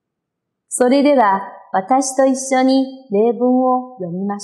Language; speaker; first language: Japanese; non-native, fluent; Chinese